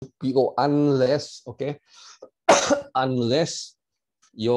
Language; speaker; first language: English; non-native, local second language; Malay